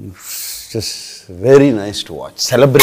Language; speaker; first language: Telugu; native; Telugu